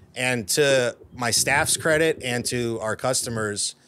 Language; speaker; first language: English; native; English